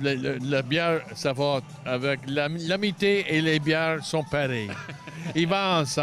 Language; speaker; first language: French; non-native, local second language; English